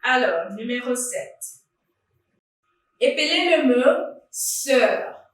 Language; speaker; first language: French; non-native, fluent; English